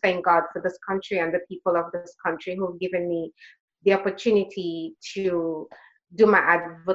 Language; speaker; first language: English; non-native, local second language; Krio